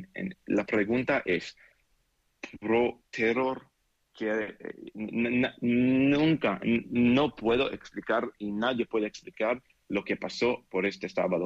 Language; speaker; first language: Spanish; non-native, learner; Hebrew